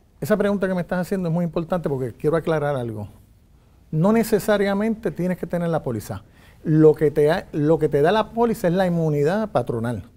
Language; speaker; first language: Spanish; native; Spanish